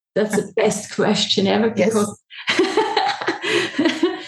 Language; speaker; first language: English; non-native, learner; German